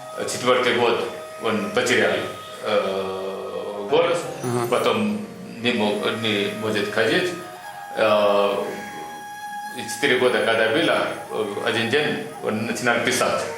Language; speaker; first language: Russian; non-native, fluent; Nepali